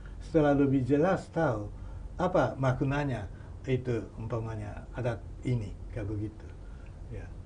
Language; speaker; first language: Indonesian; non-native, fluent; Japanese